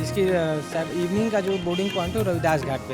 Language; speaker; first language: Hindi; native; Hindi